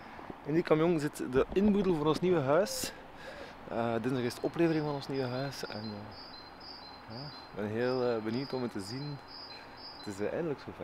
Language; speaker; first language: Dutch; native; Dutch